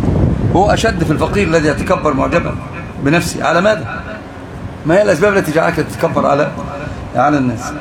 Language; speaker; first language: Arabic; native; Arabic